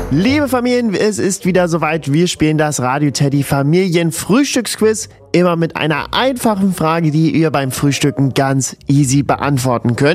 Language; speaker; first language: German; native; German